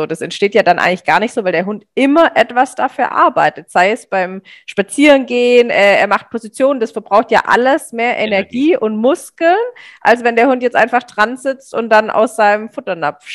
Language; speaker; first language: German; native; German